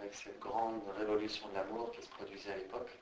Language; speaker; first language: French; native; French